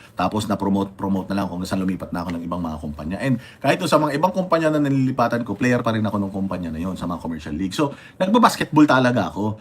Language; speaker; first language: Filipino; non-native, local second language; Iloko